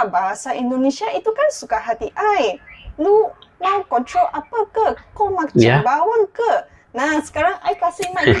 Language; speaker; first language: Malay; non-native, local second language; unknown